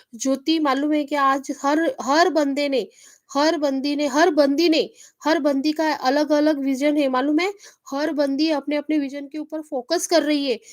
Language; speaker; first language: Hindi; non-native, local second language; Marathi